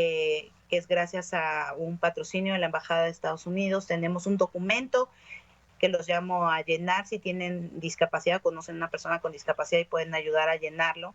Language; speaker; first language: Spanish; native; Spanish